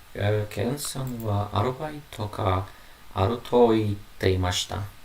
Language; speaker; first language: Japanese; non-native, learner; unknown